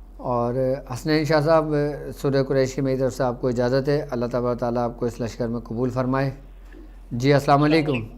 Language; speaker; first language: Urdu; native; Urdu